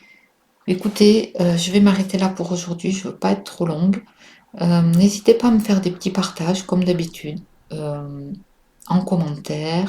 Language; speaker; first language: French; native; French